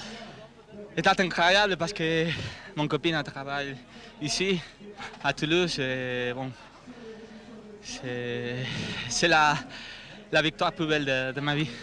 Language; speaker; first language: French; non-native, learner; Spanish